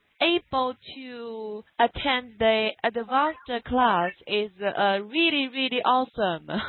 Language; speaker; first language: English; non-native, fluent; Chinese